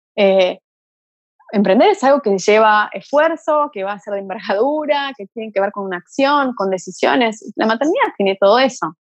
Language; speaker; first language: Spanish; early bilingual, other home language; Portuguese